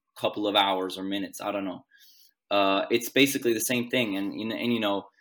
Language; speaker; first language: English; non-native, fluent; Swedish